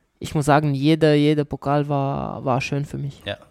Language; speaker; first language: German; non-native, learner; Czech